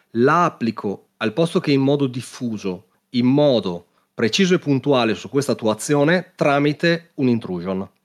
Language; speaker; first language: Italian; native; Italian